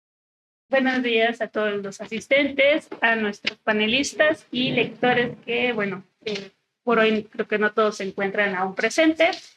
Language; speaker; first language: Spanish; native; Spanish